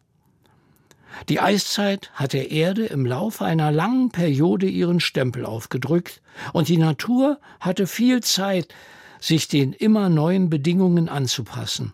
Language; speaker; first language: German; native; German